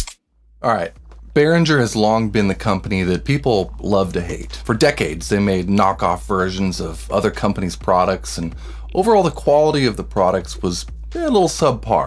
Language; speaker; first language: English; native; English